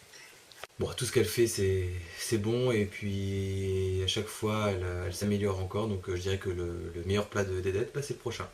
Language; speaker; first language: French; native; French